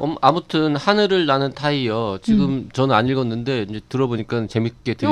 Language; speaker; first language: Korean; native; Korean